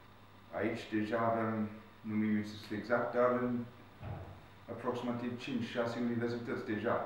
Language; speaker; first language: Romanian; non-native, learner; English